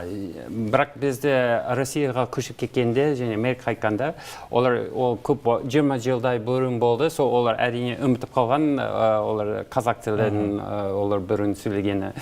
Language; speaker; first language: Kazakh; non-native, learner; English